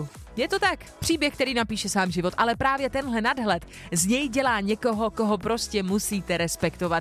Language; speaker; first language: Czech; native; Czech